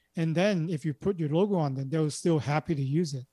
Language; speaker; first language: English; non-native, local second language; Cantonese